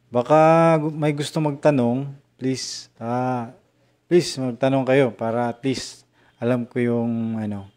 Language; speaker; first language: Filipino; non-native, local second language; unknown